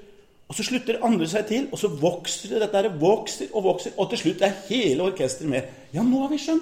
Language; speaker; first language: Norwegian; native; Norwegian